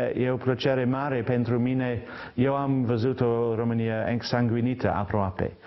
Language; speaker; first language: Romanian; non-native, fluent; English